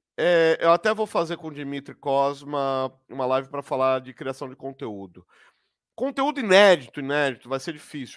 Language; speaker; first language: Portuguese; native; Portuguese